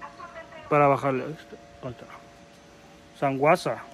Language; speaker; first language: Spanish; native; Spanish